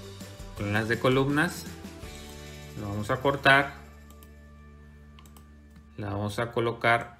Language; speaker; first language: Spanish; native; Spanish